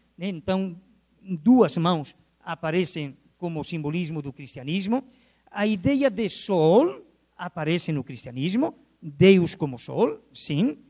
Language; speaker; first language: Portuguese; non-native, fluent; Spanish